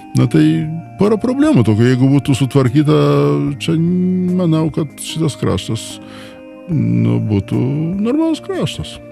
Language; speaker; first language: Lithuanian; non-native, local second language; Polish